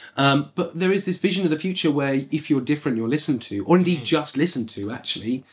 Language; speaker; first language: English; native; English